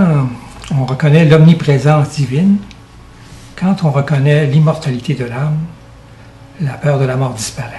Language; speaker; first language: French; native; French